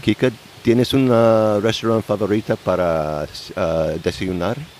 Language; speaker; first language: Spanish; non-native, learner; English